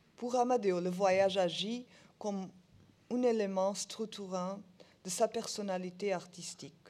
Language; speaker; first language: French; non-native, learner; Portuguese